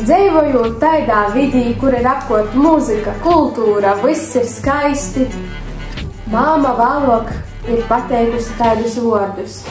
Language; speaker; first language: Latvian; native; Latvian